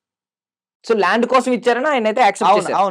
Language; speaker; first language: Telugu; native; Telugu